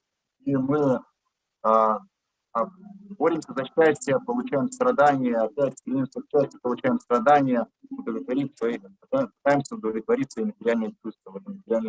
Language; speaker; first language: Russian; native; Russian